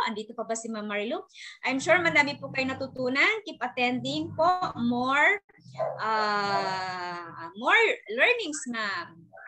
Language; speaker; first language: Filipino; native; Filipino